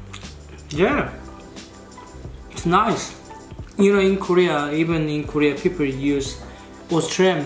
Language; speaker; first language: English; non-native, fluent; Korean